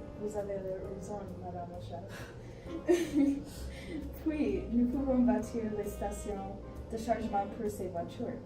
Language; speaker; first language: French; non-native, learner; English